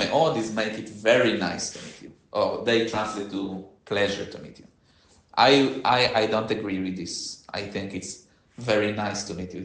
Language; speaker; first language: English; non-native, learner; Hebrew